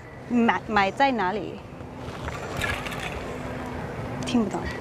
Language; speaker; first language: Chinese; non-native, learner; English